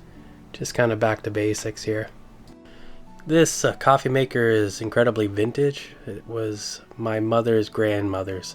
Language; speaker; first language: English; native; English